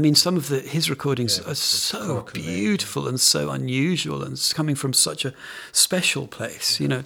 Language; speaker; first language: English; native; English